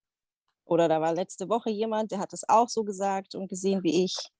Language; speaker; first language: German; non-native, fluent; Dutch